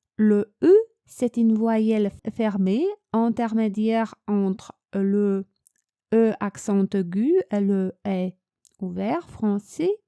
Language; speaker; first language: French; non-native, fluent; Polish